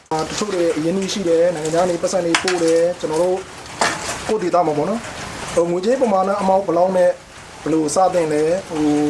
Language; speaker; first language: Burmese; non-native, local second language; Mon